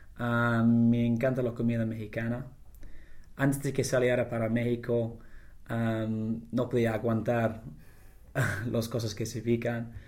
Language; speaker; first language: Spanish; non-native, fluent; English